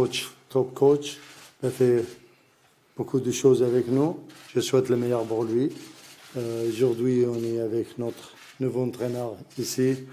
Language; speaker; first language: French; non-native, learner; Arabic